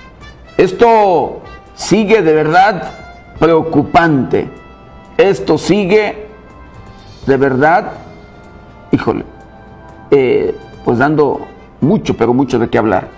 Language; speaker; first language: Spanish; native; Spanish